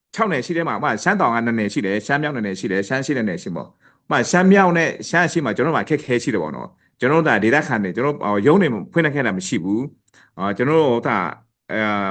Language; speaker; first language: Burmese; non-native, local second language; Pa'o Karen